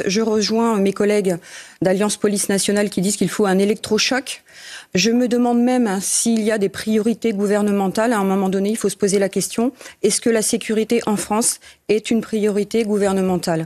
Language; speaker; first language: French; native; French